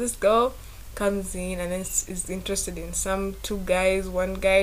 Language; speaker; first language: English; non-native, local second language; Ganda